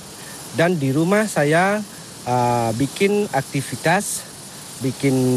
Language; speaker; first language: Indonesian; non-native, local second language; Balinese